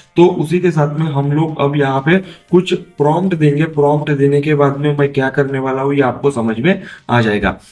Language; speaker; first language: Hindi; non-native, local second language; Marathi